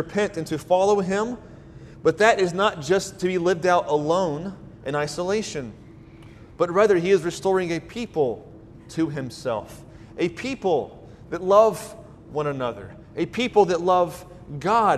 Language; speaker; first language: English; native; English